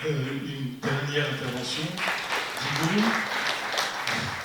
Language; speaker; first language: French; native; French